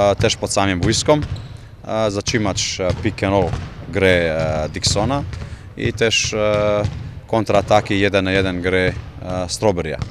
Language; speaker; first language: Polish; non-native, learner; Macedonian